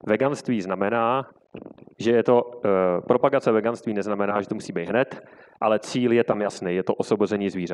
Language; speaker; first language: Czech; native; Czech